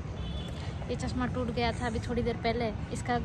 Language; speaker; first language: Hindi; native; Hindi